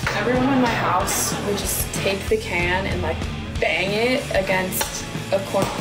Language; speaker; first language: English; native; English